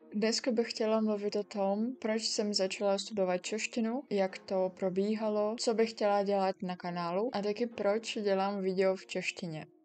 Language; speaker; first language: Czech; non-native, learner; Portuguese